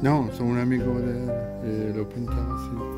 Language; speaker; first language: Spanish; non-native, learner; French